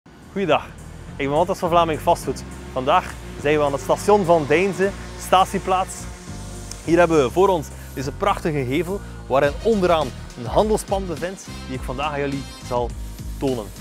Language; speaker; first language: Dutch; native; Dutch